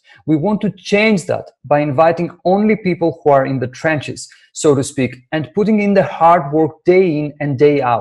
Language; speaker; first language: English; non-native, fluent; Greek